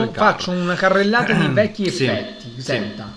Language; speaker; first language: Italian; native; Italian